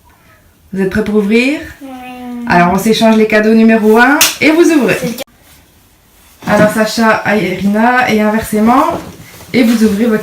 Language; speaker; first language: French; native; French